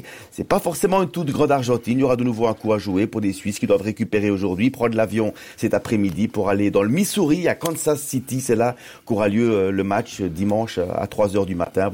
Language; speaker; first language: French; native; French